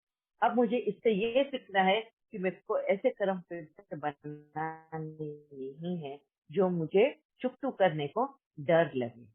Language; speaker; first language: Hindi; native; Hindi